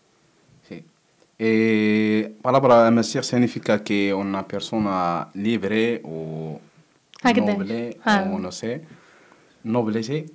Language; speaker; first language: Spanish; non-native, learner; Berber languages